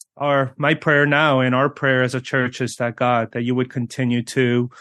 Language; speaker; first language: English; early bilingual, other home language; Korean